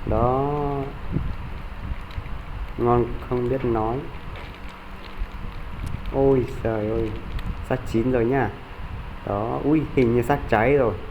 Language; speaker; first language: Vietnamese; non-native, local second language; Hmong